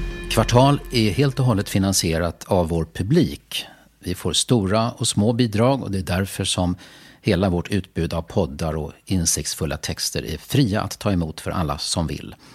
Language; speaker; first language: Swedish; native; Swedish